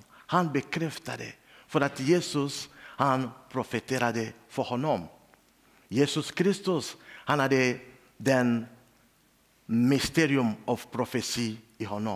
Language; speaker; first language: Swedish; non-native, learner; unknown